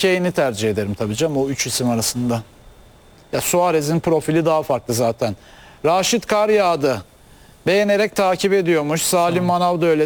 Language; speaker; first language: Turkish; native; Turkish